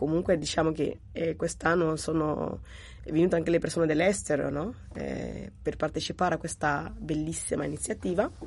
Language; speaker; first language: Italian; non-native, fluent; Portuguese